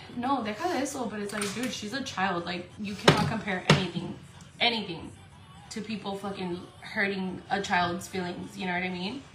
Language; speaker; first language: English; early bilingual, other home language; Spanish